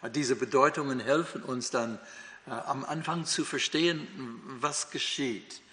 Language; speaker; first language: German; non-native, fluent; English